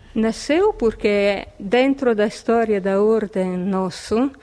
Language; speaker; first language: Portuguese; non-native, fluent; Italian